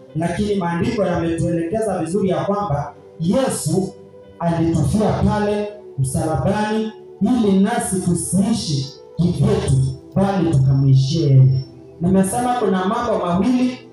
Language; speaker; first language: Swahili; non-native, local second language; Kamba